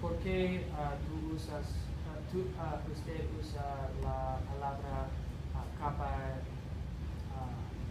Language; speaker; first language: Spanish; non-native, learner; English